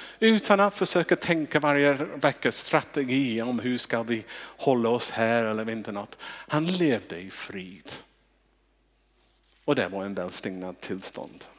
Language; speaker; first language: Swedish; non-native, fluent; English